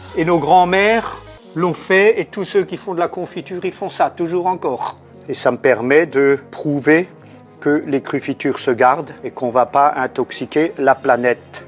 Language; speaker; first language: French; native; French